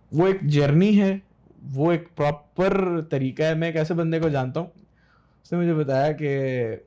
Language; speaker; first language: Urdu; native; Urdu